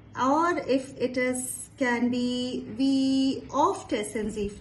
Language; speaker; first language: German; non-native, fluent; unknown